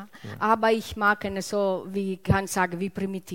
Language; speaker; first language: German; non-native, learner; Italian